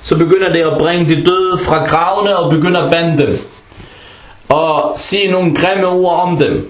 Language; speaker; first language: Danish; early bilingual, other home language; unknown